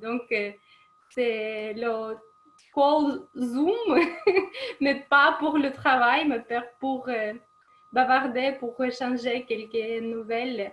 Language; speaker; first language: French; non-native, fluent; Russian